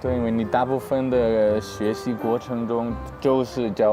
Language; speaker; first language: Chinese; non-native, fluent; Spanish